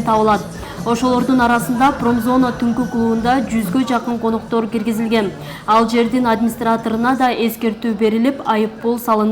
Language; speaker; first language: Kyrgyz; native; Kyrgyz